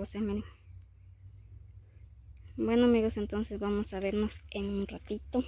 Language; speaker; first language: Spanish; native; Spanish